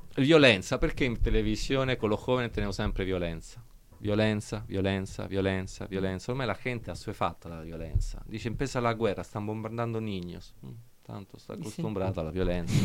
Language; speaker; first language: Spanish; non-native, learner; Italian